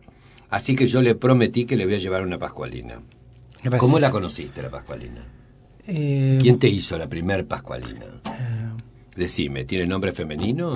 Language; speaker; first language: Spanish; native; Spanish